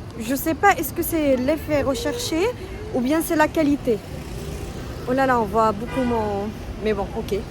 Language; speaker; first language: French; non-native, local second language; Arabic